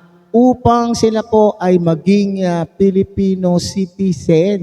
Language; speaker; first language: Filipino; native; Filipino